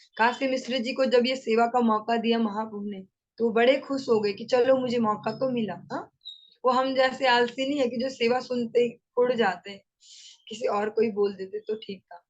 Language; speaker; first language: Hindi; non-native, local second language; Bangla